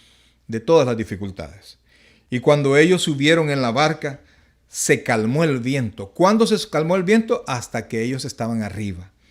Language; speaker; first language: Spanish; native; Spanish